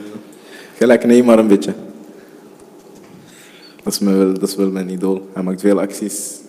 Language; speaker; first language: Dutch; early bilingual, other home language; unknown